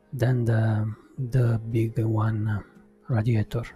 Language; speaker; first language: English; non-native, learner; Italian